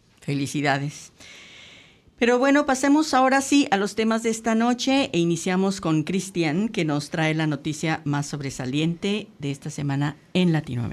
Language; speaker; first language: Spanish; native; Spanish